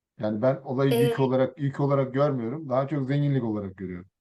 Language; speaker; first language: Turkish; early bilingual, other home language; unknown